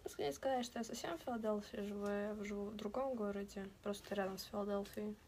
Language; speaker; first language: Russian; native; Russian